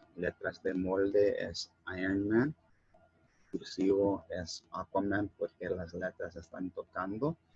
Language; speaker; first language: Spanish; non-native, learner; English